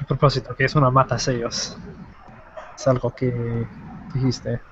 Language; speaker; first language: Spanish; non-native, fluent; English